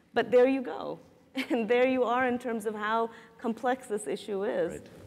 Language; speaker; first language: English; native; English